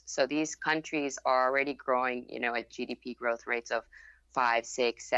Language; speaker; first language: English; non-native, fluent; Thai